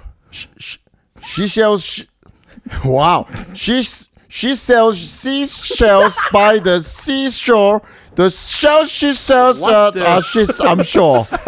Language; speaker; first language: English; early bilingual, other home language; Korean